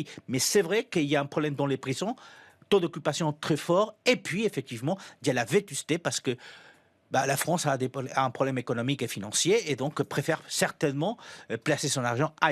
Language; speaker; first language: French; non-native, fluent; Spanish